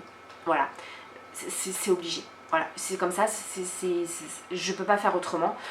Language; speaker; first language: French; native; French